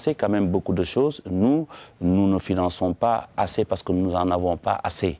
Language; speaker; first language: French; non-native, local second language; Wolof